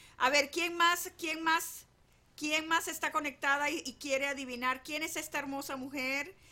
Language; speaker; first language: Spanish; native; Spanish